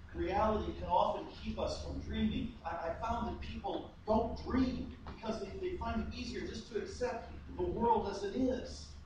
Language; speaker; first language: English; native; English